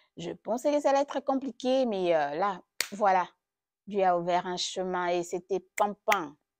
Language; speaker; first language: French; non-native, local second language; Lingala